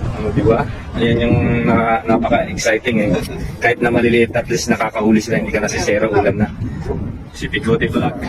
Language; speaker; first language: Filipino; non-native, local second language; Pampanga